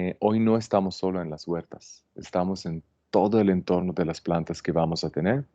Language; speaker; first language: Spanish; non-native, fluent; Hebrew